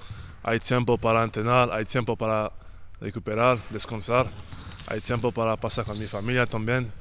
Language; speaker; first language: Spanish; non-native, learner; French